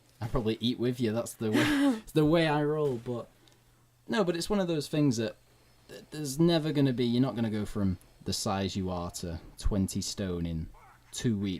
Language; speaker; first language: English; native; English